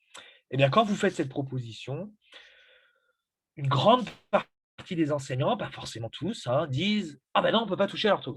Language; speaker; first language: French; native; French